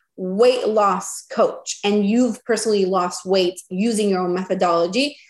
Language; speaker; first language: English; non-native, fluent; Spanish